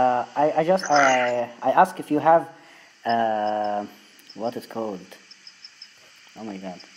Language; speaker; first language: English; non-native, learner; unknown